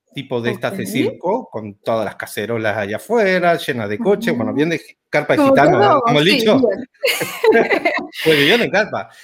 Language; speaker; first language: Spanish; native; Spanish